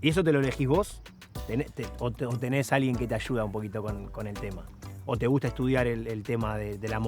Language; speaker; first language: Spanish; native; Spanish